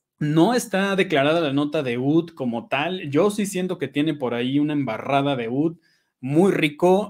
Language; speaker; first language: Spanish; native; Spanish